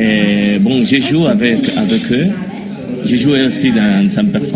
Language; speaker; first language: French; non-native, learner; Spanish